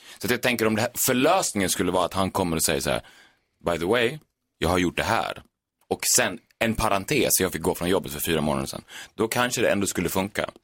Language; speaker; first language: Swedish; native; Swedish